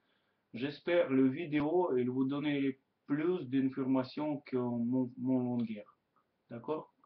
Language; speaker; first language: French; non-native, learner; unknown